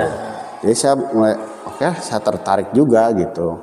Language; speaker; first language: Indonesian; native; Indonesian